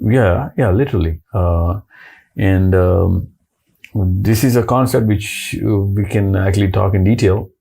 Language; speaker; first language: English; non-native, local second language; Urdu